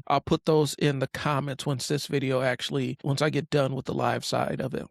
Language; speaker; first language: English; native; English